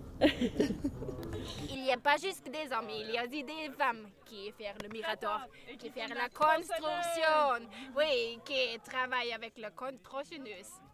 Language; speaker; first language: French; non-native, learner; German